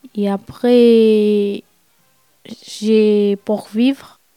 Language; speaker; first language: French; non-native, fluent; Romanian